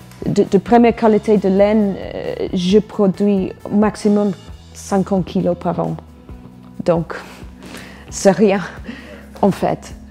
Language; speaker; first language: French; non-native, fluent; English